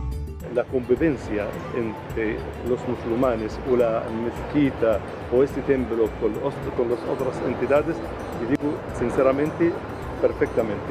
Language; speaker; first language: Spanish; non-native, fluent; Arabic